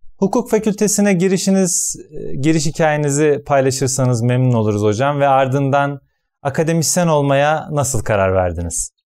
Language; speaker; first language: Turkish; native; Turkish